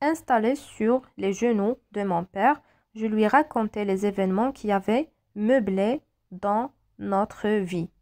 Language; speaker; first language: French; non-native, local second language; Arabic